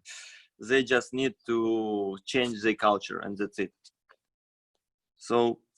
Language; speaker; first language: English; non-native, fluent; Russian